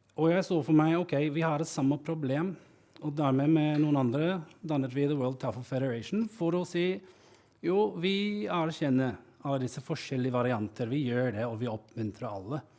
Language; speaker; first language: Norwegian; non-native, fluent; English